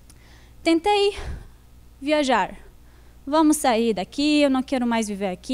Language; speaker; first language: Portuguese; non-native, fluent; Arabic